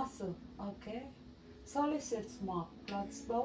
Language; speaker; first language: German; non-native, learner; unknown